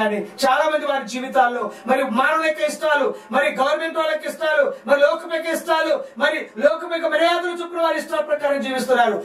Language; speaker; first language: Telugu; non-native, local second language; Lambadi